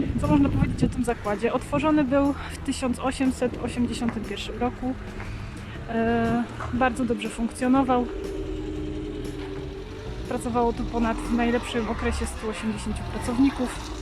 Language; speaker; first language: Polish; native; Polish